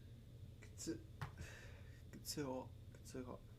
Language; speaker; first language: Japanese; non-native, learner; Spanish